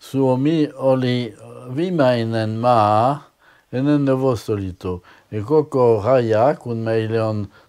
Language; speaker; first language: Finnish; non-native, fluent; French